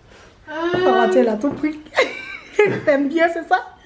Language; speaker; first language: French; native; French